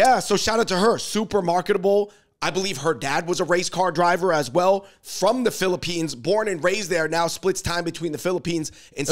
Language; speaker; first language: English; native; English